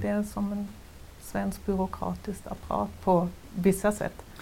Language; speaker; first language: Swedish; non-native, fluent; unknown